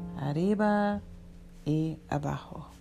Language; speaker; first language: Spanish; non-native, learner; English